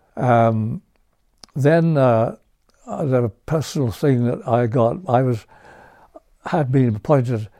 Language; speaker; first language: English; native; English